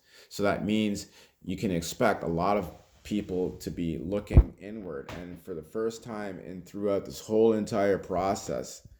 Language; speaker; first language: English; native; English